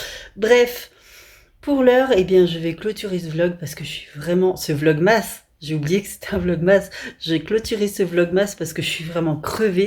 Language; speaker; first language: French; native; French